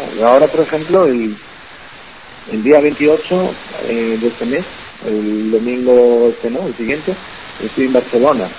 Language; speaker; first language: Spanish; native; Spanish